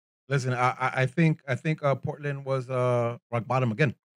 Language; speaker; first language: English; early bilingual, other home language; Spanish